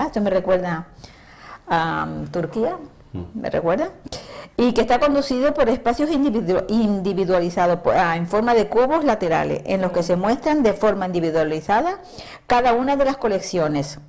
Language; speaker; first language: Spanish; native; Spanish